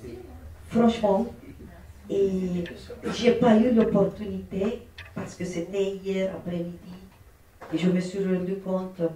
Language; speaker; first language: French; non-native, fluent; Spanish